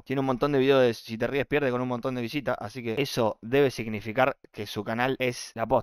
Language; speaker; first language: Spanish; native; Spanish